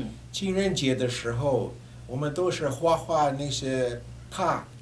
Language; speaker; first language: Chinese; non-native, fluent; English